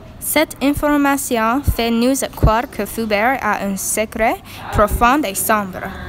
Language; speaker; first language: French; non-native, learner; English